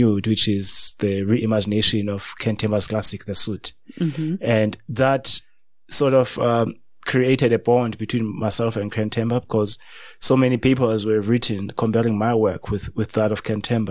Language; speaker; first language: English; non-native, local second language; Xhosa